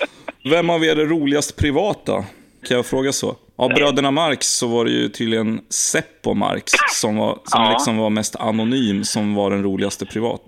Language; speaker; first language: Swedish; native; Swedish